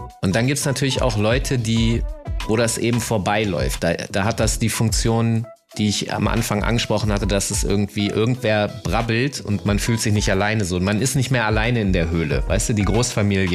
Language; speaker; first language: German; native; German